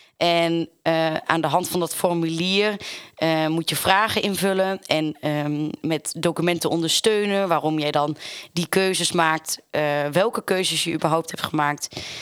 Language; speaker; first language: Dutch; native; Dutch